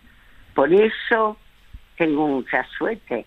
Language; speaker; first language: Spanish; early bilingual, other home language; French